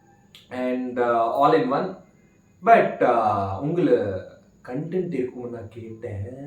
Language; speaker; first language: Tamil; non-native, learner; Malayalam